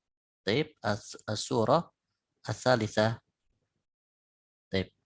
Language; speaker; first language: Arabic; non-native, fluent; Indonesian